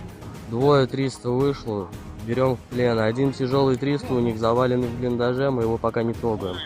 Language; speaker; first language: Russian; native; Russian